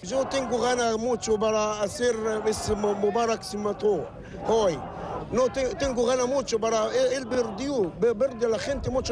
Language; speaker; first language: Spanish; non-native, learner; Arabic